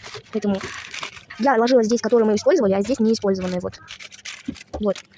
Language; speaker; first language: Russian; non-native, local second language; Kazakh